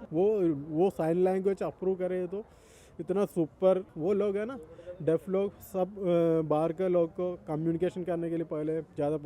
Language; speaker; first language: Hindi; non-native, local second language; Malayalam